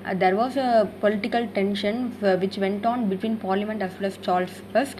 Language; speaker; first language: English; non-native, local second language; Tamil